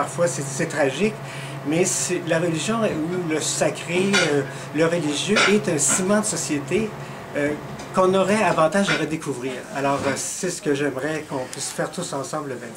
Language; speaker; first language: French; native; French